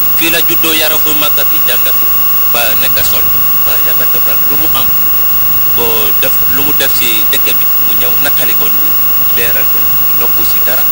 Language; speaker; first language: Wolof; non-native, local second language; Fula